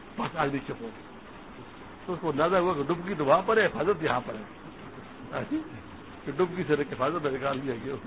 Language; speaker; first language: Urdu; non-native, local second language; Pashto